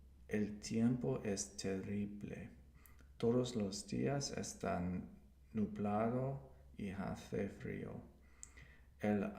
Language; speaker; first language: Spanish; non-native, learner; English